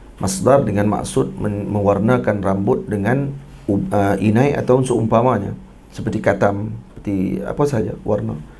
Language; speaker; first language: Malay; native; Malay